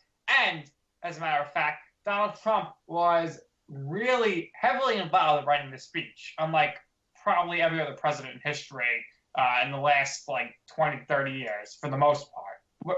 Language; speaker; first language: English; native; English